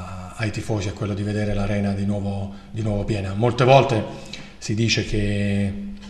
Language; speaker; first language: Italian; native; Italian